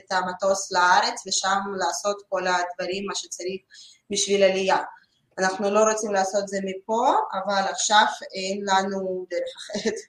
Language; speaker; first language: Hebrew; non-native, learner; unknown